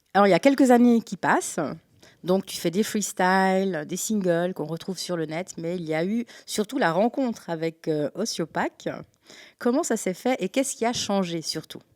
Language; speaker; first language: French; native; French